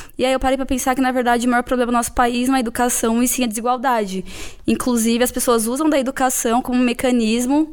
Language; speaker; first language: Portuguese; native; Portuguese